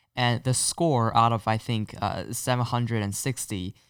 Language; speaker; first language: English; non-native, fluent; Chinese